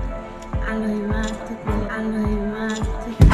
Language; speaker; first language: Thai; non-native, local second language; Akha